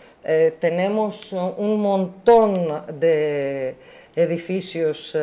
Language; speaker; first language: Spanish; non-native, learner; Greek